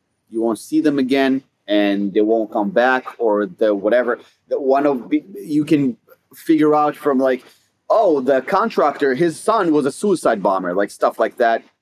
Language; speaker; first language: English; non-native, fluent; Hebrew